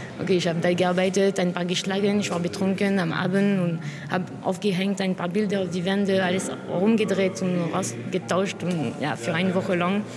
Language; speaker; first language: German; non-native, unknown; French